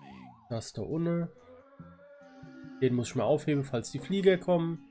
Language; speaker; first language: German; native; German